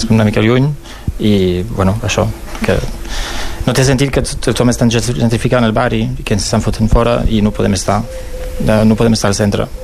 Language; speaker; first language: Catalan; non-native, local second language; Spanish